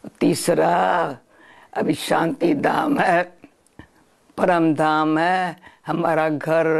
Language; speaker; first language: Urdu; non-native, local second language; Sindhi